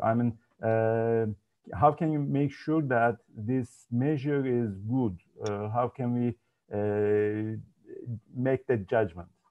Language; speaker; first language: English; non-native, fluent; Turkish